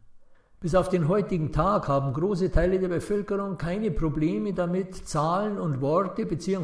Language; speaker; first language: German; native; German